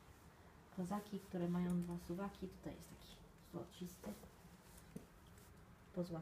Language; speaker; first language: Polish; non-native, fluent; Italian